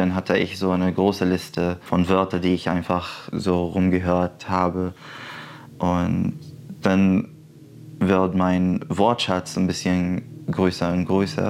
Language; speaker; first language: German; non-native, fluent; Arabic